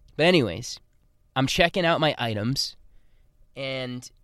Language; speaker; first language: English; native; English